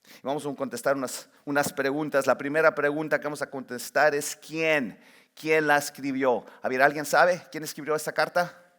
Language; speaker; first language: Spanish; early bilingual, heritage; Spanish